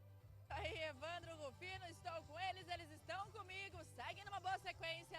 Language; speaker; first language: Portuguese; native; Portuguese